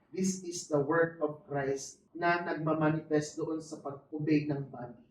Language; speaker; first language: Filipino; native; Filipino